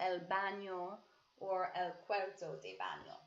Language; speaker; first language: Spanish; non-native, learner; English